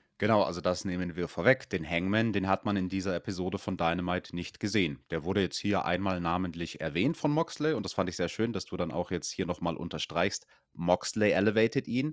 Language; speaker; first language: German; native; German